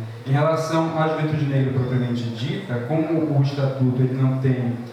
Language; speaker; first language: Portuguese; native; Portuguese